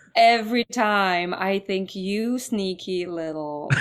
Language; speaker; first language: English; non-native, fluent; Serbian